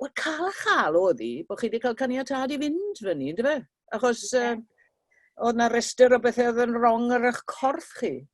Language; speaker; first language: Welsh; native; Welsh